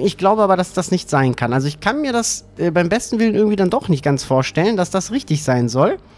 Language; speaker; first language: German; native; German